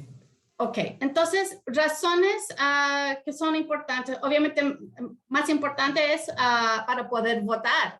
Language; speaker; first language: Spanish; early bilingual, heritage; Spanish